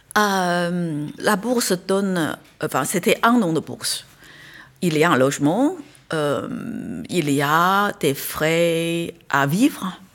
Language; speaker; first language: French; non-native, fluent; Chinese